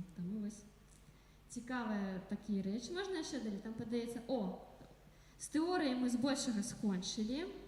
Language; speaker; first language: Belarusian; non-native, local second language; Russian